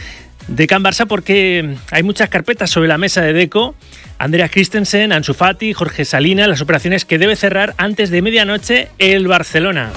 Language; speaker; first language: Spanish; native; Spanish